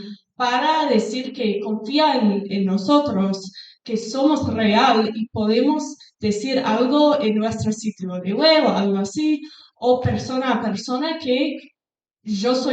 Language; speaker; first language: Spanish; non-native, fluent; English